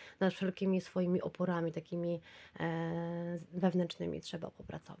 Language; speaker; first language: Polish; native; Polish